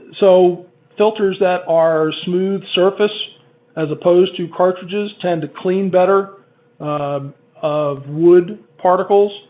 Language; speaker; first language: English; native; English